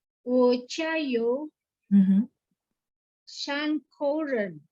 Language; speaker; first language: Chinese; non-native, learner; Indonesian